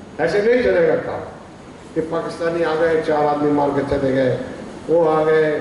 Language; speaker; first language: Hindi; non-native, local second language; Punjabi